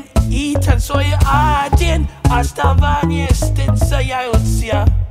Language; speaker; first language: Russian; non-native, learner; English